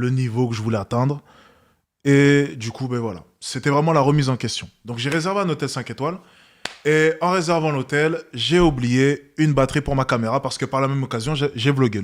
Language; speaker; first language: French; native; French